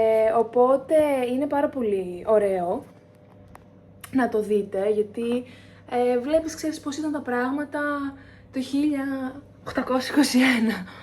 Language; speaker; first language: Greek; native; Greek